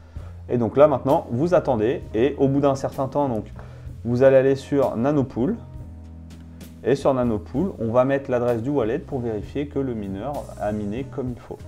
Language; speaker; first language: French; native; French